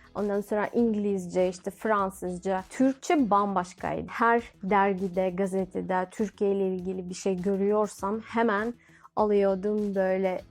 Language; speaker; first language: Turkish; non-native, fluent; Russian